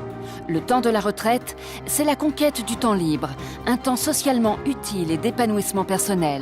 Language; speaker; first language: French; native; French